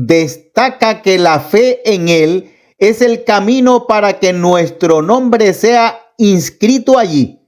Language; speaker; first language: Spanish; native; Spanish